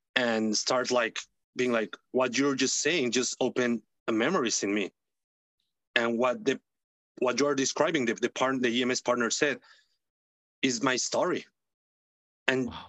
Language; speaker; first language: English; non-native, fluent; Spanish